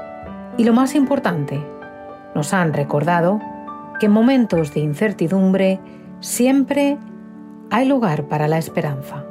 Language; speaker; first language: Spanish; native; Spanish